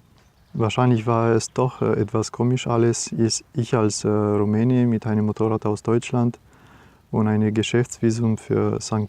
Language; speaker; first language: German; non-native, fluent; Romanian